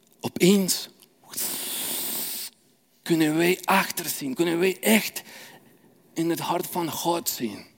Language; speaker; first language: Dutch; non-native, fluent; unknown